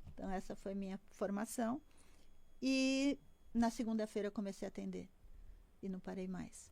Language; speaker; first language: Portuguese; native; Portuguese